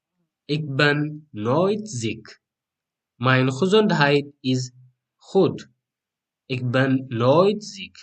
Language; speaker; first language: Dutch; non-native, learner; Tigrinya